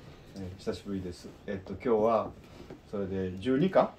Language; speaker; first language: Japanese; non-native, learner; Korean